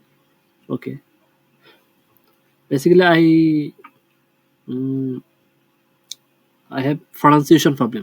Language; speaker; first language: English; non-native, learner; Bangla